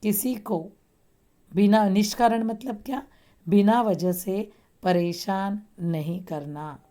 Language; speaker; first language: Hindi; non-native, local second language; Marathi